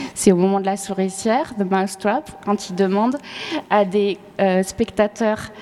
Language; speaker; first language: French; native; French